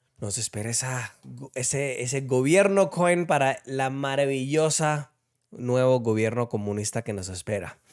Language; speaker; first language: Spanish; early bilingual, heritage; Spanish